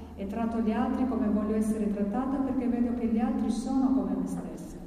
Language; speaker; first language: Italian; native; Italian